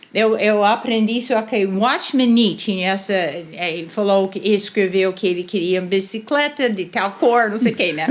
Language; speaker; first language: Portuguese; non-native, fluent; English